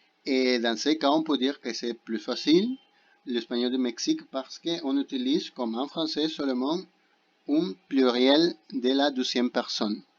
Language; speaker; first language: French; non-native, fluent; Spanish